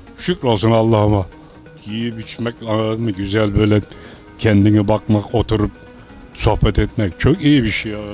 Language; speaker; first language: Turkish; native; Turkish